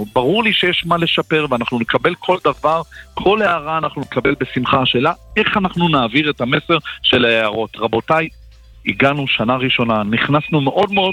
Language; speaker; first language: Hebrew; native; Hebrew